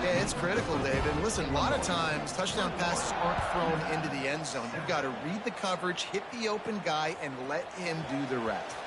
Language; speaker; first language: English; native; English